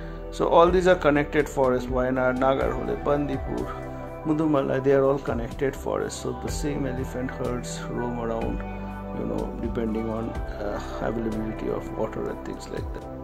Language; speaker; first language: English; non-native, local second language; Hindi